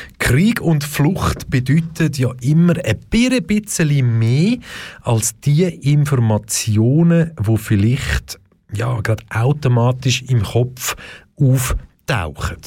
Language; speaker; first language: German; early bilingual, other home language; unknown